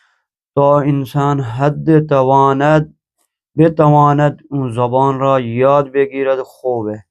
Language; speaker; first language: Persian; non-native, fluent; Urdu